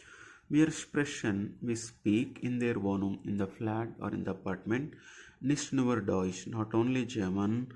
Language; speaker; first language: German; non-native, fluent; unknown